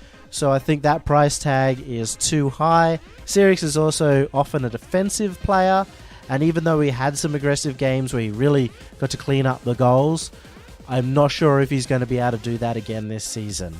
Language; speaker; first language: English; native; English